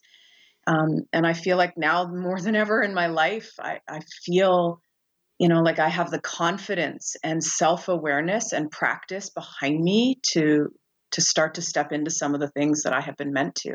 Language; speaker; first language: English; native; English